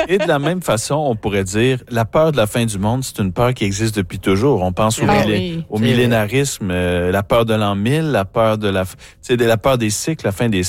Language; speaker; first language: French; native; French